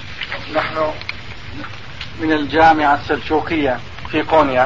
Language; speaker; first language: Arabic; non-native, fluent; Turkish